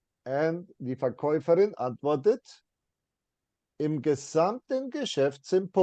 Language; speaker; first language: German; non-native, fluent; English